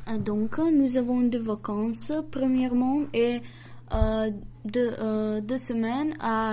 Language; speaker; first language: French; non-native, learner; Macedonian